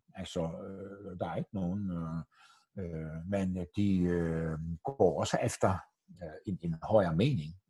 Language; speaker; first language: Danish; non-native, fluent; Turkish